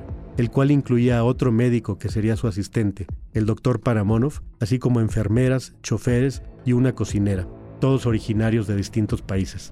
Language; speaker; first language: Spanish; native; Spanish